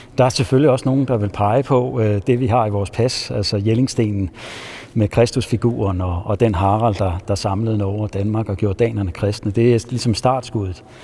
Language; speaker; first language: Danish; native; Danish